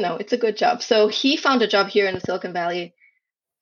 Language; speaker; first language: English; non-native, fluent; Hebrew